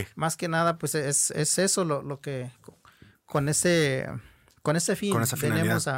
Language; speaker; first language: Spanish; non-native, local second language; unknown